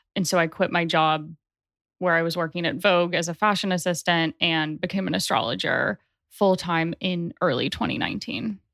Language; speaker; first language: English; native; English